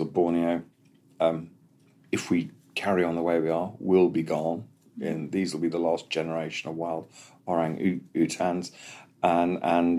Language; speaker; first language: English; native; English